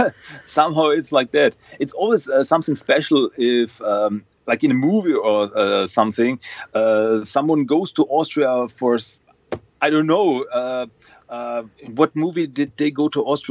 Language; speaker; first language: English; non-native, fluent; German